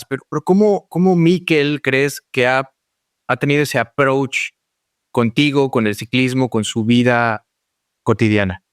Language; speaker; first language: Spanish; native; Spanish